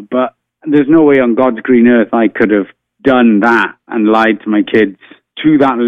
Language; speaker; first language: English; native; English